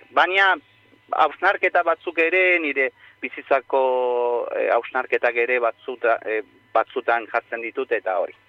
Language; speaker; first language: Basque; non-native, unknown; Spanish